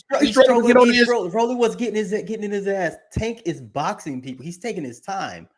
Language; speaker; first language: English; native; English